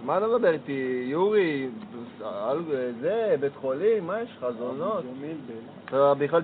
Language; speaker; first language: Hebrew; native; Hebrew